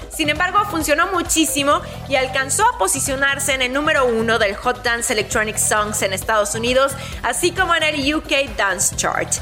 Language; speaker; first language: Spanish; native; Spanish